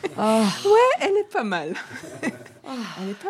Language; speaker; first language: French; native; French